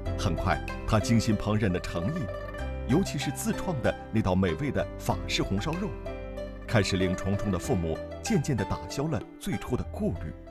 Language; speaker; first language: Chinese; native; Chinese